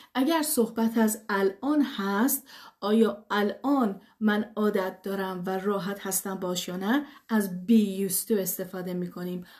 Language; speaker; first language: Persian; non-native, fluent; English